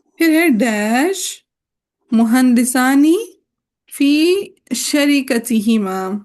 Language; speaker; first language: Urdu; native; Urdu